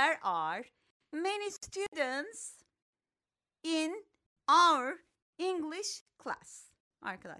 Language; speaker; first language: English; non-native, fluent; Turkish